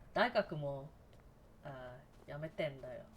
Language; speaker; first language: Japanese; non-native, learner; English